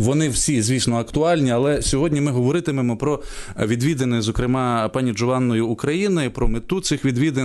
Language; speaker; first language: Ukrainian; native; Ukrainian